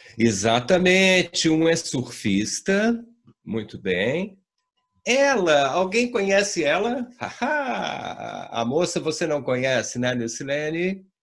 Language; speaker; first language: Portuguese; native; Portuguese